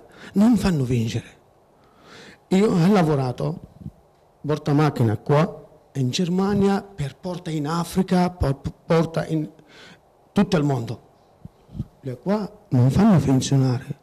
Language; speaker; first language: Italian; non-native, learner; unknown